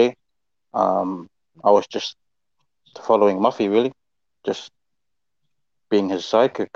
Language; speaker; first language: English; native; English